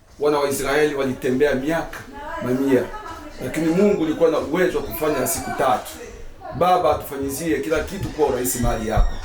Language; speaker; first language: Swahili; native; Swahili